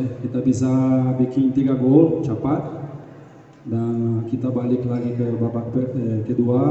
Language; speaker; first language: Indonesian; non-native, fluent; Portuguese